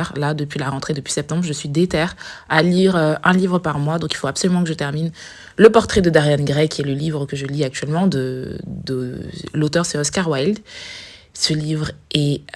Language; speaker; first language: French; native; French